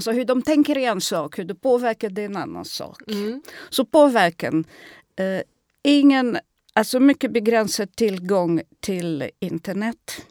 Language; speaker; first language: Swedish; non-native, fluent; Russian